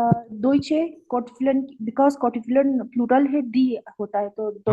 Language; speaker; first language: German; non-native, learner; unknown